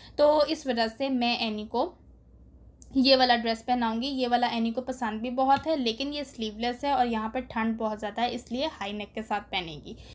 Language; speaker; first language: Urdu; native; Urdu